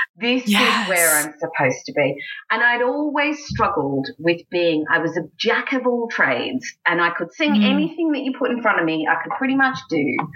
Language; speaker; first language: English; native; English